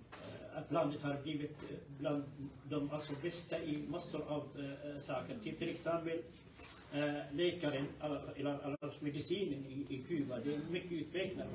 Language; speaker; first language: Swedish; non-native, fluent; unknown